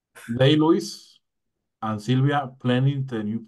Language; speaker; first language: English; non-native, learner; Spanish